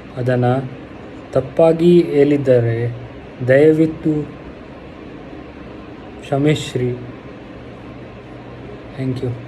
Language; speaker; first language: Kannada; non-native, learner; Hindi